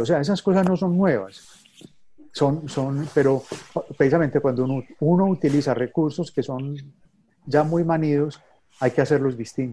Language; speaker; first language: Spanish; native; Spanish